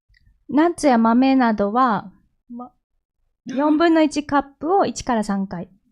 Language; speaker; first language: Japanese; non-native, fluent; Korean